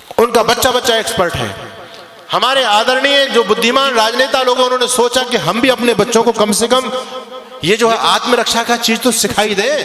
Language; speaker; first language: Hindi; native; Hindi